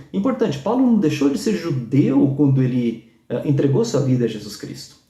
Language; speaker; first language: Portuguese; native; Portuguese